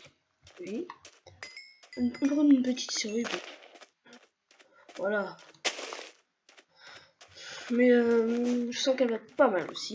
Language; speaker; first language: French; native; French